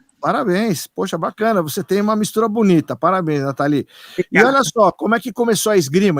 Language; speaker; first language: Portuguese; native; Portuguese